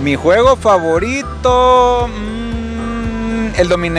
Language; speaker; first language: Spanish; native; Spanish